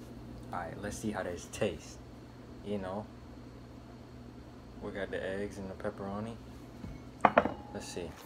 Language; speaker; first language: English; native; English